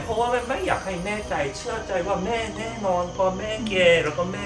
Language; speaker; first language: Thai; non-native, fluent; Korean